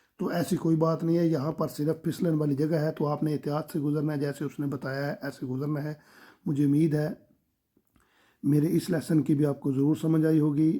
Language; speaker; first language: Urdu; non-native, local second language; Punjabi